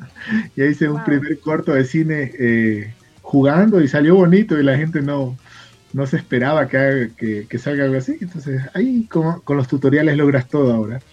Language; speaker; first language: Spanish; native; Spanish